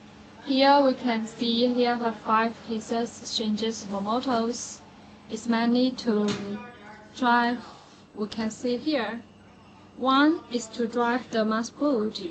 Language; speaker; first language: English; non-native, learner; Chinese